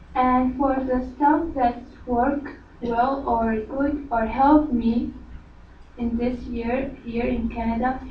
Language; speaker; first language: English; non-native, learner; Arabic